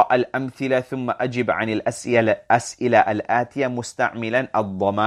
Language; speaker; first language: Arabic; non-native, fluent; English